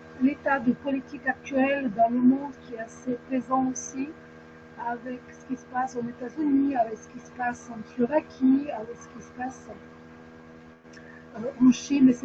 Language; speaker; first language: French; non-native, fluent; Ukrainian